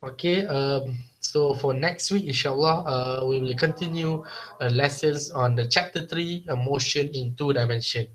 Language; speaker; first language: English; non-native, local second language; Malay